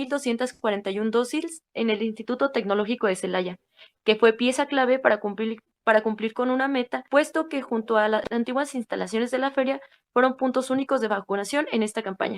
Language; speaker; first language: Spanish; native; Spanish